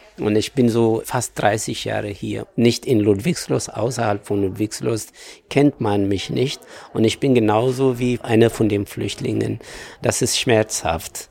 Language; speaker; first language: German; non-native, fluent; Amharic